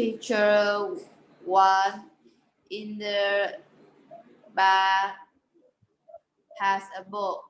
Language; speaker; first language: English; non-native, learner; Vietnamese